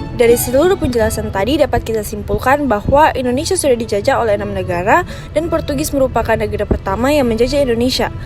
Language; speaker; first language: Indonesian; native; Indonesian